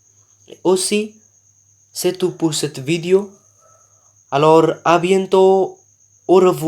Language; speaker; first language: French; non-native, learner; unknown